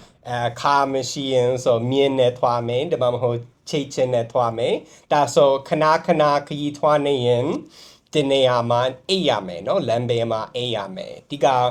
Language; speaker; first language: Burmese; non-native, fluent; English